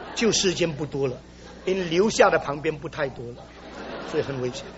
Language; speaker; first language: Chinese; native; Chinese